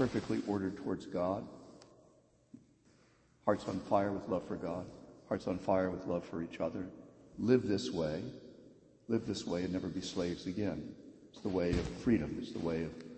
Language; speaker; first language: English; native; English